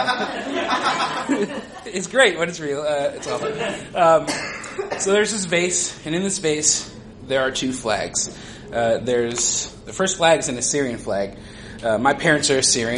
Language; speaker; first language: English; native; English